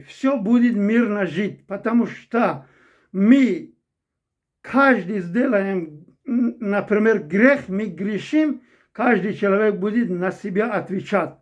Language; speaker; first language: Russian; non-native, fluent; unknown